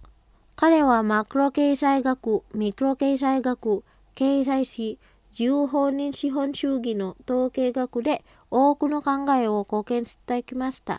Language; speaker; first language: Japanese; non-native, fluent; Indonesian